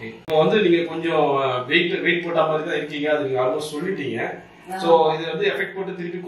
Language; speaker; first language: Tamil; native; Tamil